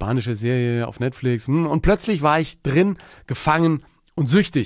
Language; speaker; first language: German; native; German